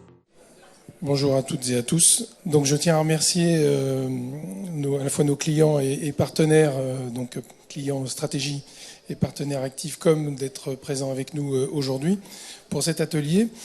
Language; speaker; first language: French; native; French